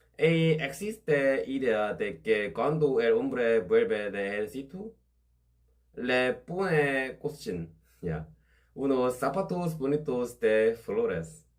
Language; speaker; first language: Spanish; non-native, learner; Korean